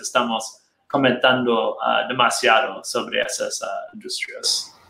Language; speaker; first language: Spanish; non-native, fluent; Portuguese